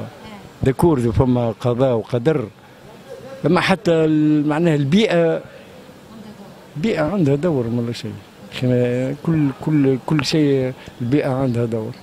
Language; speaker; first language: Arabic; native; Arabic